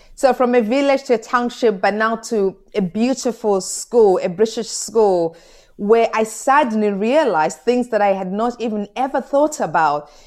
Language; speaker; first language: English; non-native, local second language; Shona